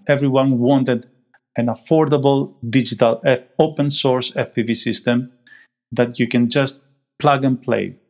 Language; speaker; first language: English; non-native, fluent; Greek